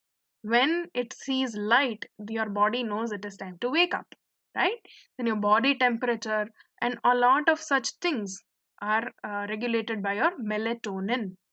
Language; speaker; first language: English; non-native, local second language; Hindi